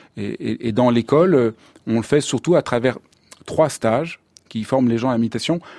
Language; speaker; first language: French; native; French